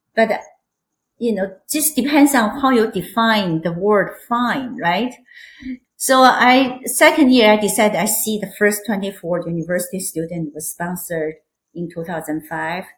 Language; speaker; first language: English; non-native, fluent; Chinese